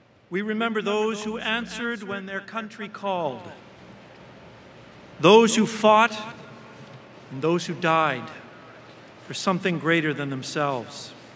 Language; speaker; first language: English; native; English